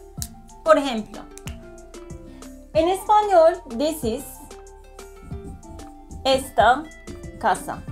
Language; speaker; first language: Spanish; non-native, fluent; Turkish